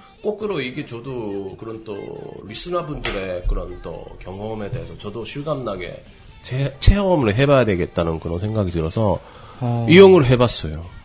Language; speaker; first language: Korean; non-native, fluent; Japanese